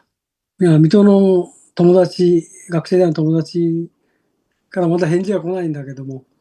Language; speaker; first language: Japanese; native; Japanese